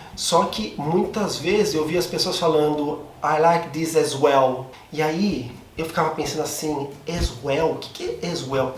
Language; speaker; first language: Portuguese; native; Portuguese